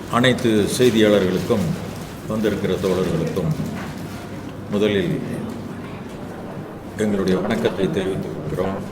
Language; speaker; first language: Tamil; native; Tamil